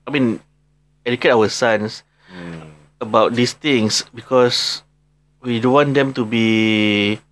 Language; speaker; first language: English; non-native, local second language; Malay